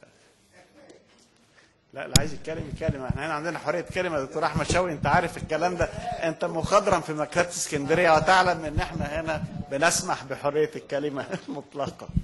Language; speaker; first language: Arabic; native; Arabic